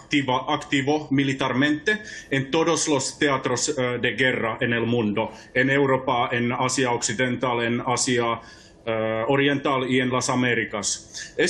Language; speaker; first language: Spanish; non-native, fluent; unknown